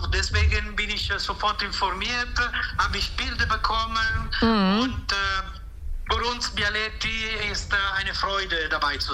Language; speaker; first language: German; non-native, fluent; Italian